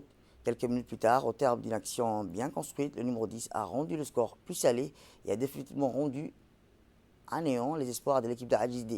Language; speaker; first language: French; native; French